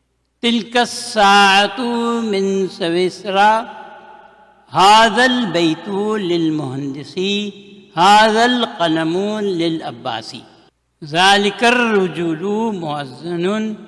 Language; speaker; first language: Arabic; non-native, learner; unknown